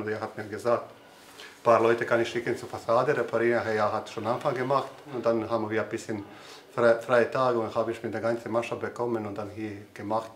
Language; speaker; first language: German; non-native, learner; Croatian